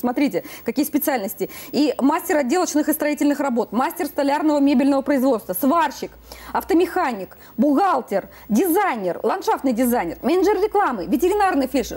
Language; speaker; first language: Russian; native; Russian